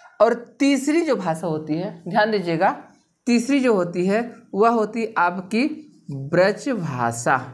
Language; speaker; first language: Hindi; native; Hindi